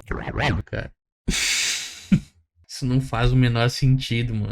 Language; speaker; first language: Portuguese; native; Portuguese